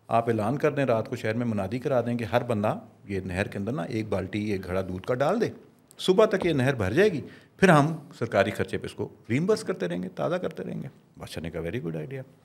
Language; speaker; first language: Urdu; non-native, local second language; Punjabi